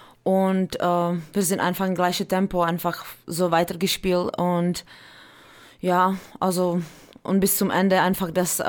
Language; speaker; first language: German; non-native, fluent; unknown